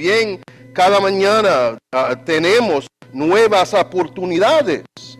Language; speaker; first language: Spanish; non-native, learner; English